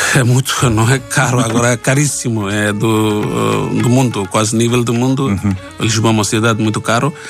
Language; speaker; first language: Portuguese; non-native, learner; Bangla